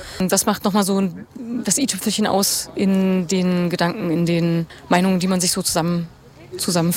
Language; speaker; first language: German; native; German